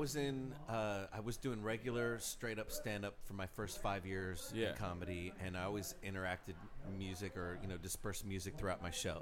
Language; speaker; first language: English; native; English